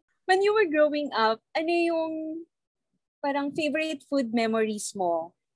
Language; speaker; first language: English; non-native, local second language; Filipino